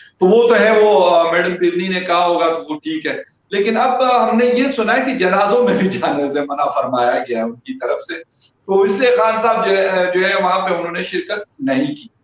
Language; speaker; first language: Urdu; non-native, local second language; Pashto